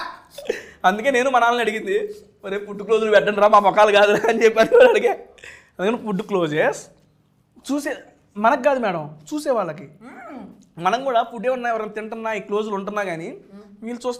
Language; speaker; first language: Telugu; native; Telugu